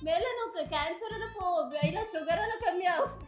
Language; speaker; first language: Malayalam; non-native, learner; Tamil